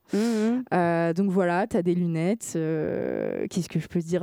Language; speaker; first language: French; native; French